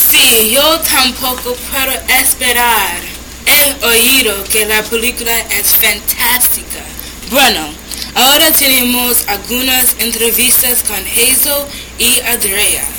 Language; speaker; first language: Spanish; non-native, learner; English